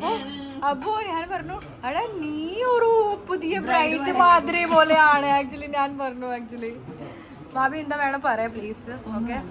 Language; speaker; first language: Malayalam; non-native, learner; Hindi